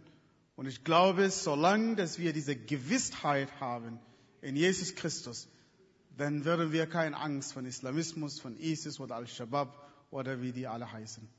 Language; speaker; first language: German; non-native, fluent; Arabic